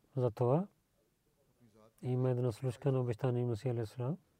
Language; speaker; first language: Bulgarian; non-native, learner; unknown